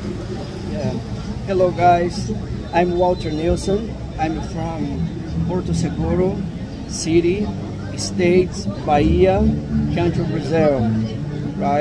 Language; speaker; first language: English; non-native, learner; Portuguese